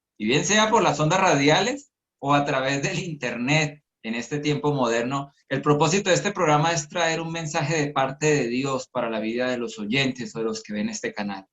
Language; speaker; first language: Spanish; native; Spanish